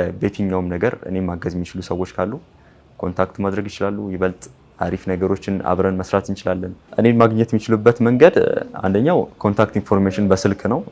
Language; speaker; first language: Amharic; non-native, local second language; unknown